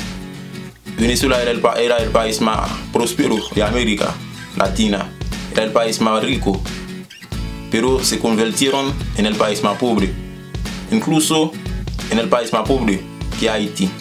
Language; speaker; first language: Spanish; non-native, fluent; Haitian Creole